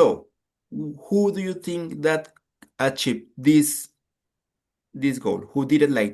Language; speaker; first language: English; non-native, fluent; Spanish